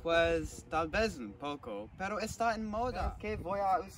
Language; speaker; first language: Spanish; non-native, learner; English